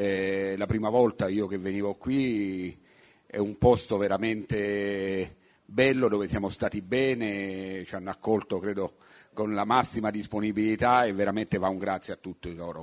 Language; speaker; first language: Italian; native; Italian